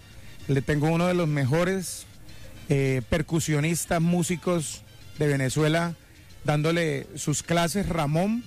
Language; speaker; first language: Spanish; native; Spanish